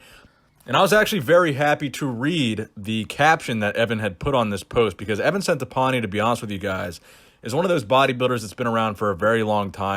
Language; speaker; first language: English; native; English